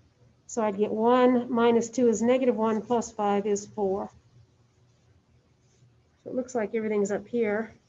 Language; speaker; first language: English; native; English